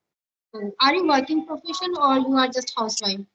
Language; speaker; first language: English; non-native, learner; Hindi